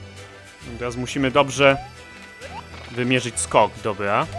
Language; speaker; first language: Polish; native; Polish